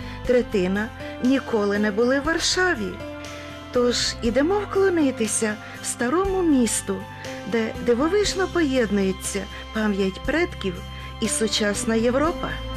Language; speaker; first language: Ukrainian; native; Ukrainian